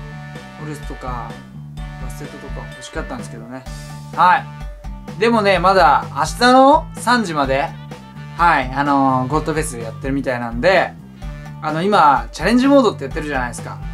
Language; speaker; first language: Japanese; native; Japanese